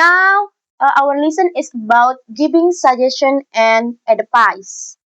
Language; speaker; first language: English; non-native, learner; Indonesian